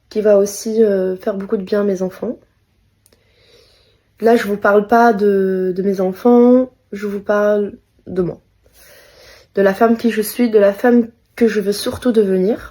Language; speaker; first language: French; native; French